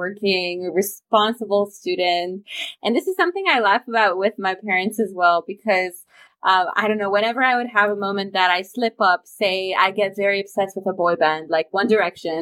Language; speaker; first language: English; non-native, fluent; Romanian